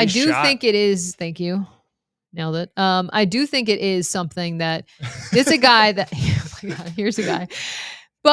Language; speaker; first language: English; native; English